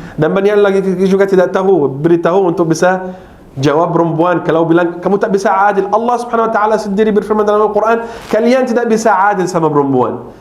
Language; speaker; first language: Malay; non-native, fluent; Arabic